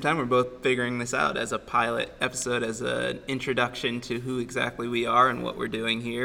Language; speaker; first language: English; native; English